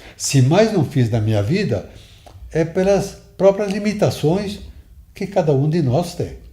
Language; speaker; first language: Portuguese; early bilingual, other home language; Italian